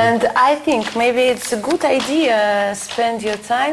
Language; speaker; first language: English; non-native, learner; Russian